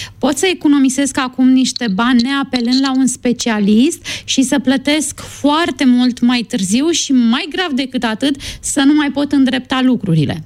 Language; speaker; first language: Romanian; native; Romanian